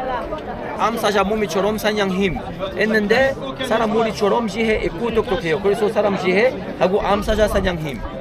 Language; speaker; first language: Korean; non-native, learner; Arabic